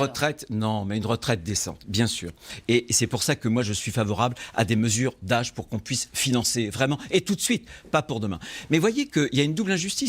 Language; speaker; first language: French; native; French